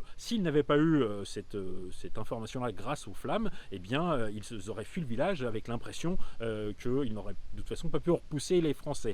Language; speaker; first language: French; native; French